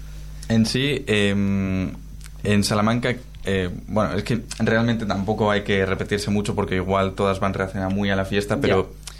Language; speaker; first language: Spanish; native; Spanish